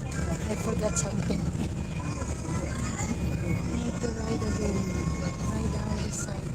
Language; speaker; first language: English; non-native, local second language; Filipino